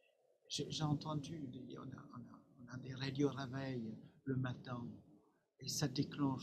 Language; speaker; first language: French; non-native, fluent; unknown